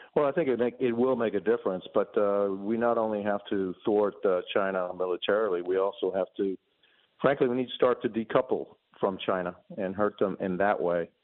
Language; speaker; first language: English; early bilingual, other home language; Spanish